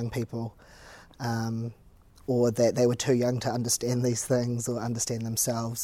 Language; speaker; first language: English; native; English